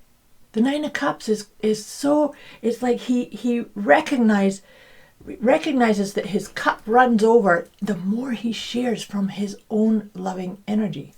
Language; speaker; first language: English; native; English